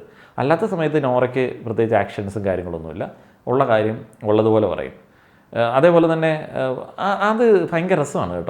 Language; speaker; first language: Malayalam; native; Malayalam